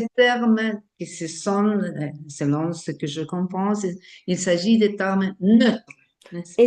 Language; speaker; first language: French; non-native, fluent; Spanish